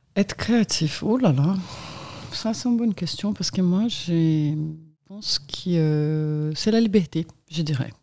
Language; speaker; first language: French; non-native, fluent; Portuguese